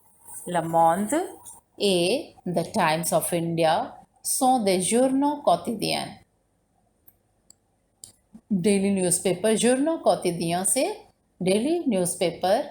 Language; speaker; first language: French; non-native, learner; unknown